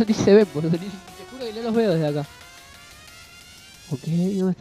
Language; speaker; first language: Spanish; native; Spanish